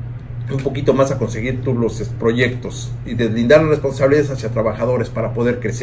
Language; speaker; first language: Spanish; native; Spanish